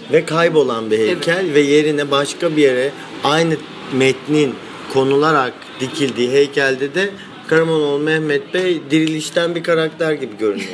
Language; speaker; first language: Turkish; native; Turkish